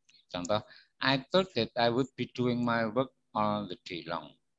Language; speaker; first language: English; non-native, fluent; Javanese